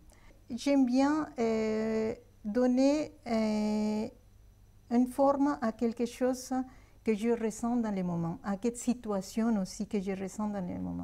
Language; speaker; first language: French; non-native, fluent; Spanish